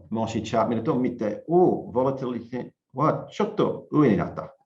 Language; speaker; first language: Japanese; non-native, learner; English